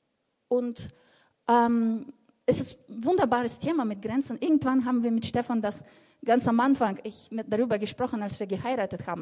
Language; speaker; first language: German; non-native, fluent; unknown